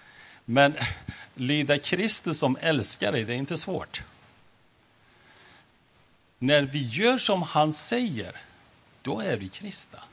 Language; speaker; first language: Swedish; non-native, fluent; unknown